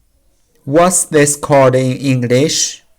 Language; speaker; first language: English; non-native, learner; Chinese